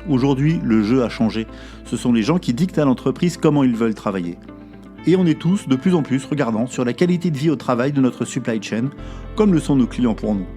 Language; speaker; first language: French; native; French